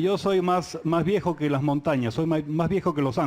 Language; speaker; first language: Spanish; native; Spanish